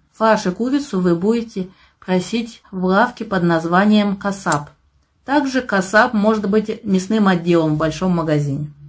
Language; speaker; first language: Russian; native; Russian